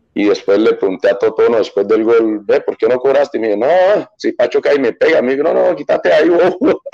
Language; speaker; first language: Spanish; native; Spanish